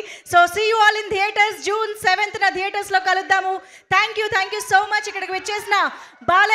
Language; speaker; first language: Telugu; native; Telugu